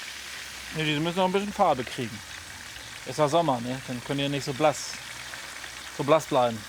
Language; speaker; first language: German; native; German